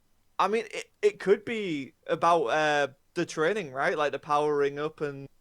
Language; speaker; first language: English; native; English